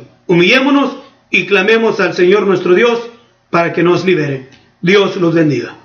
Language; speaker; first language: Spanish; native; Spanish